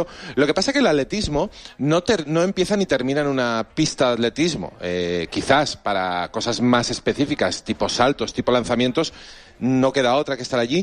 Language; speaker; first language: Spanish; native; Spanish